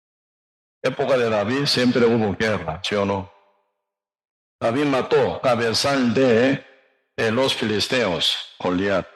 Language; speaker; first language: Spanish; non-native, learner; Korean